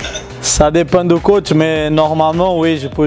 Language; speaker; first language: French; non-native, fluent; Portuguese